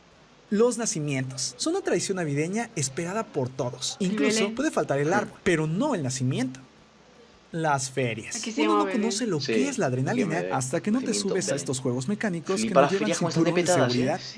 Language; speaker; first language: Spanish; native; Spanish